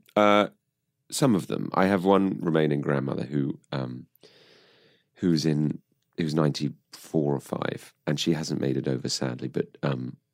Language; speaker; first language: English; native; English